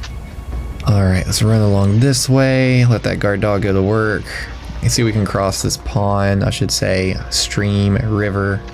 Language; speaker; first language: English; native; English